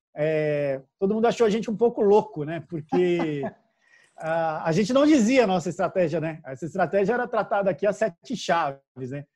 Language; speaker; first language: Portuguese; native; Portuguese